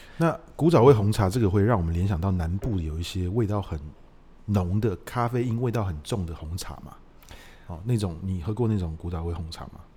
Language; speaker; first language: Chinese; native; Chinese